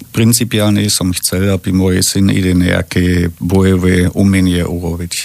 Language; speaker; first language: Slovak; non-native, learner; German